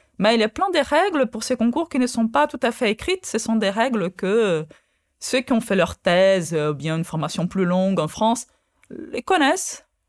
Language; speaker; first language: French; non-native, fluent; Portuguese